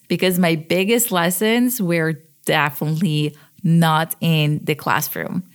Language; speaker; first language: English; early bilingual, other home language; Russian